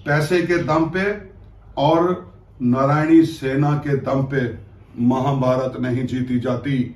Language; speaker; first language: Hindi; non-native, local second language; Punjabi